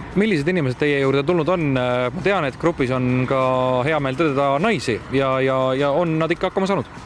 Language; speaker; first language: Estonian; native; Estonian